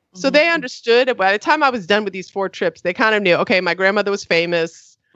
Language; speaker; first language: English; native; English